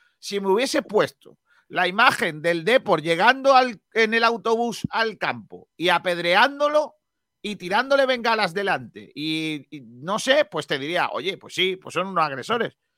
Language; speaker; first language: Spanish; native; Spanish